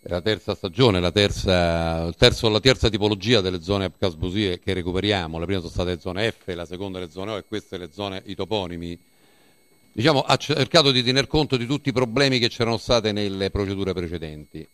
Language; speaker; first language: Italian; native; Italian